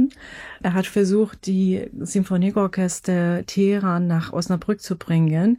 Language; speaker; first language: German; non-native, fluent; Persian